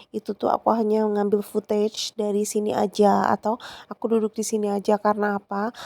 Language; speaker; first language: Indonesian; non-native, local second language; Javanese